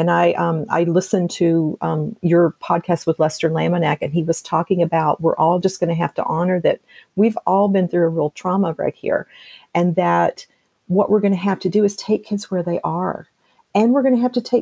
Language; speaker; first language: English; native; English